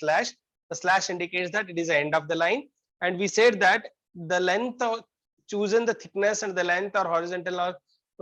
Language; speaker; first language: English; non-native, local second language; Kannada